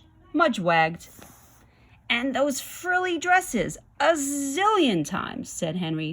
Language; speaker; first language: English; native; English